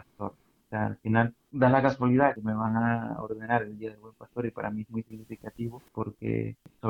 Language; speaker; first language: Spanish; native; Spanish